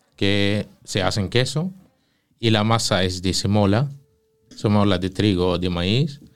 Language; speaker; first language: Spanish; non-native, fluent; Arabic